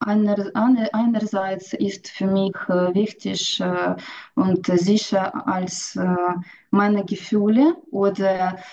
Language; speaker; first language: German; non-native, learner; Ukrainian